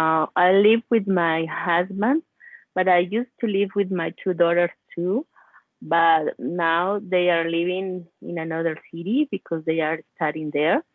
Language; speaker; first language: English; non-native, learner; Spanish